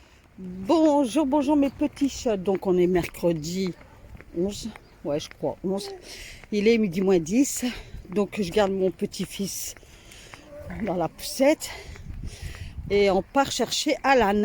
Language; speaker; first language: French; native; French